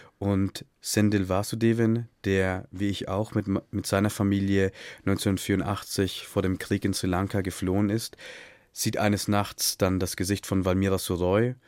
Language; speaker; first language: German; early bilingual, other home language; Tamil